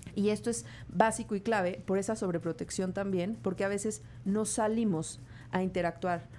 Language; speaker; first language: Spanish; native; Spanish